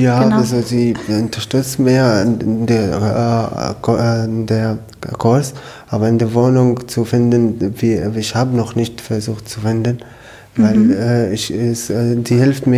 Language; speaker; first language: German; non-native, learner; Arabic